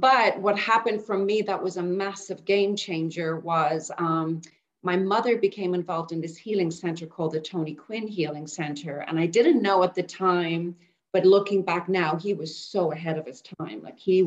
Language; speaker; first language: English; native; English